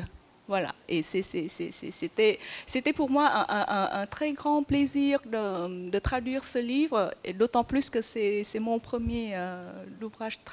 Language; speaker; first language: French; non-native, fluent; Vietnamese